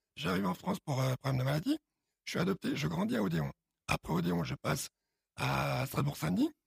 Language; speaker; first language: French; early bilingual, other home language; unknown